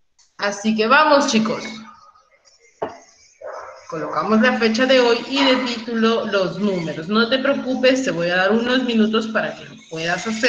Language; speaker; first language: Spanish; native; Spanish